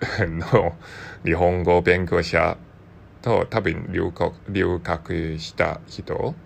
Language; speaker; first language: Japanese; non-native, learner; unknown